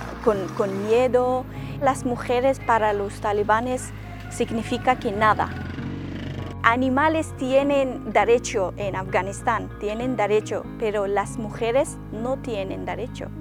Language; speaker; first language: Spanish; non-native, learner; Persian